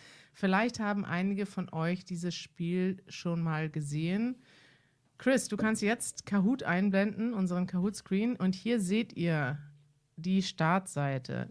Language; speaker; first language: German; native; German